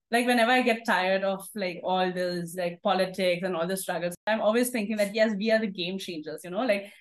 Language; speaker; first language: English; non-native, fluent; German